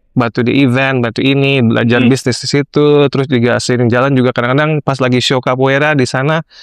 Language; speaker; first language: Indonesian; non-native, fluent; English